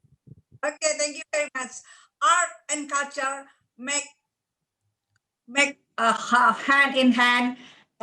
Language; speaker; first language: English; non-native, learner; Indonesian